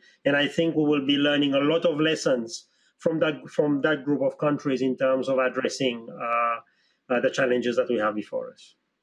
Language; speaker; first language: English; non-native, local second language; Seselwa Creole French